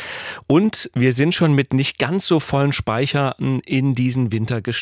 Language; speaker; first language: German; native; German